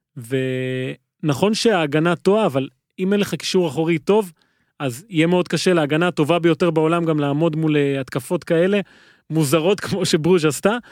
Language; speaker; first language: Hebrew; native; Hebrew